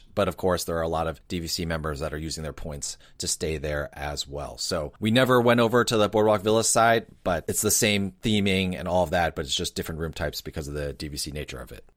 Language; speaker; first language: English; native; English